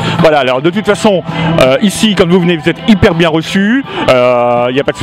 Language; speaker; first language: French; native; French